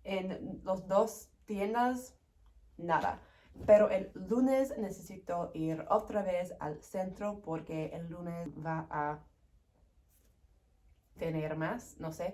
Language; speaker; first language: Spanish; non-native, learner; English